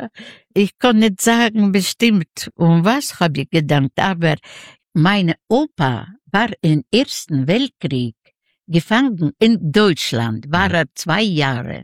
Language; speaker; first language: German; non-native, learner; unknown